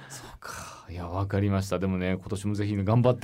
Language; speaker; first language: Japanese; native; Japanese